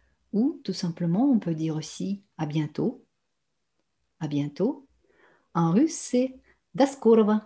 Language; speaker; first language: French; non-native, fluent; Russian